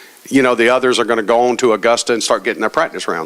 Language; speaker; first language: English; native; English